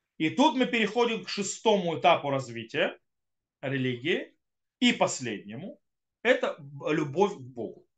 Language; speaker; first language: Russian; early bilingual, heritage; Russian